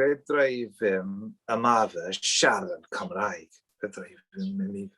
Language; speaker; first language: Welsh; non-native, learner; English